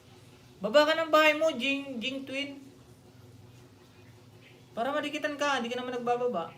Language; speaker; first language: Filipino; non-native, local second language; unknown